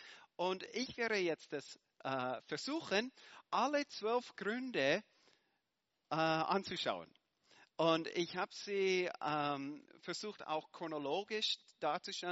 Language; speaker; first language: German; non-native, fluent; English